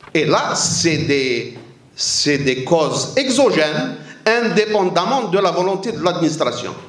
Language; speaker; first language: French; non-native, local second language; Arabic